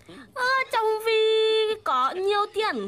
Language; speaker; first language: Vietnamese; non-native, learner; Indonesian